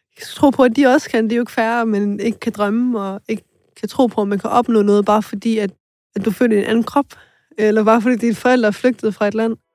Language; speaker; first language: Danish; early bilingual, other home language; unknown